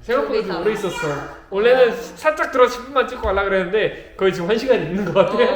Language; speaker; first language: Korean; native; Korean